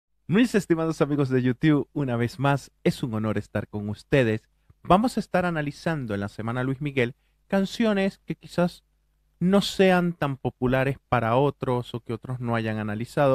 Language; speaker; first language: Spanish; native; Spanish